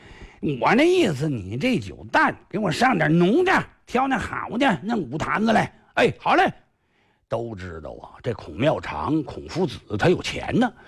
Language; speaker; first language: Chinese; native; Chinese